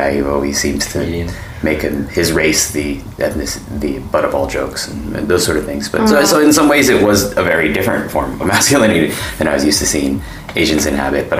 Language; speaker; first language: English; native; English